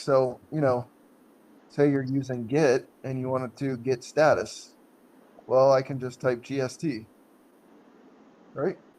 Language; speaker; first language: English; native; English